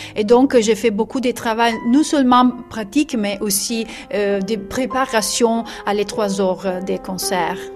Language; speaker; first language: French; non-native, learner; Italian